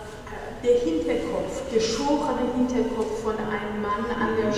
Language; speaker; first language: German; non-native, fluent; Persian